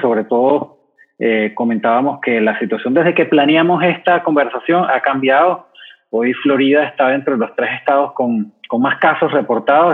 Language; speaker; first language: Spanish; native; Spanish